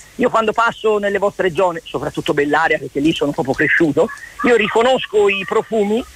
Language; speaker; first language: Italian; native; Italian